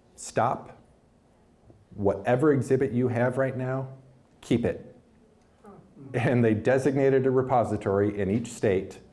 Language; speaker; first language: English; native; English